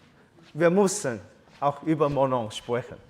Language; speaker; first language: German; non-native, learner; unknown